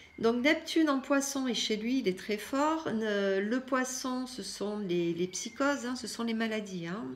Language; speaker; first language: French; non-native, fluent; Persian